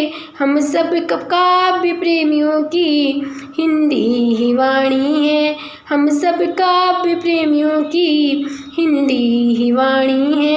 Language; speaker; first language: Hindi; native; Hindi